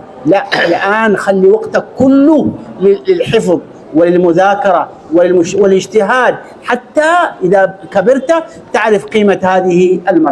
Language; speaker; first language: Arabic; native; Arabic